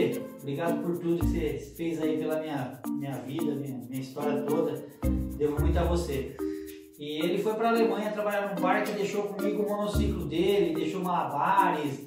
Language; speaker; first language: Portuguese; native; Portuguese